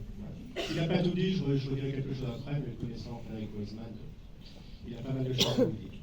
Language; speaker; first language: French; native; French